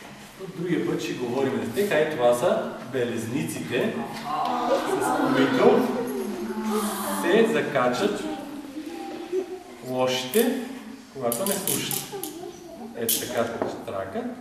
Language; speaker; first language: Bulgarian; native; Bulgarian